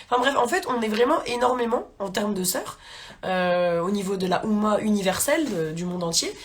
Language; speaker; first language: French; native; French